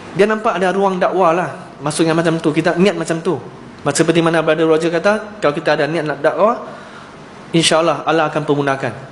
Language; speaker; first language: Malay; non-native, local second language; Chinese